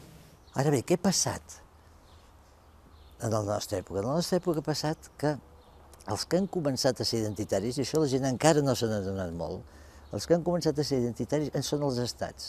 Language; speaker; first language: Catalan; native; Catalan